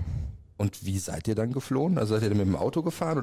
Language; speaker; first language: German; native; German